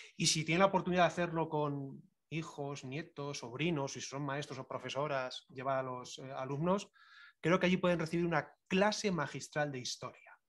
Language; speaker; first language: Spanish; native; Spanish